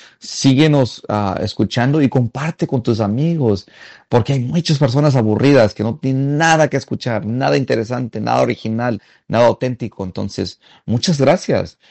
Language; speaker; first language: Spanish; native; Spanish